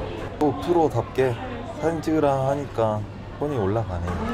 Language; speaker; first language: Korean; native; Korean